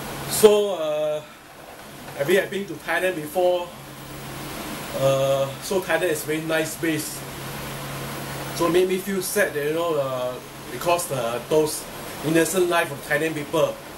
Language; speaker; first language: English; non-native, local second language; Chinese